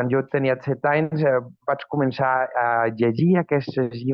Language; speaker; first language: Catalan; non-native, fluent; Spanish